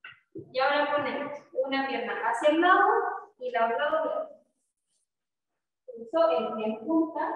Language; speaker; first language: Spanish; native; Spanish